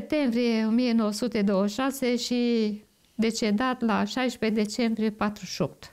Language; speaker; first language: Romanian; non-native, local second language; German